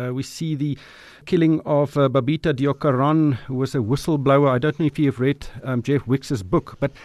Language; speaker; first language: English; non-native, local second language; Afrikaans